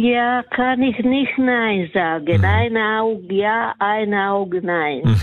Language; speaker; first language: German; non-native, learner; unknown